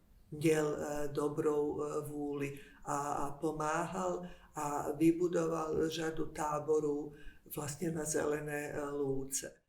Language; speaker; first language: Czech; non-native, fluent; Bosnian